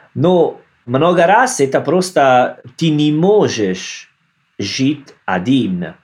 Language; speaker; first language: Russian; non-native, learner; Italian